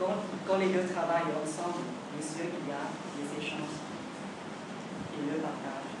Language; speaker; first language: French; non-native, learner; Vietnamese